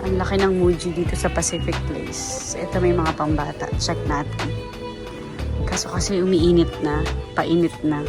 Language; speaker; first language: Filipino; native; Filipino